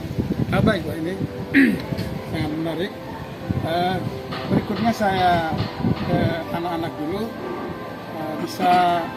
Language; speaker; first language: Indonesian; native; Indonesian